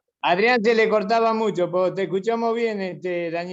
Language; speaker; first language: Spanish; native; Spanish